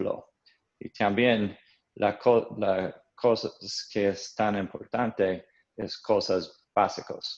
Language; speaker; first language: Spanish; non-native, learner; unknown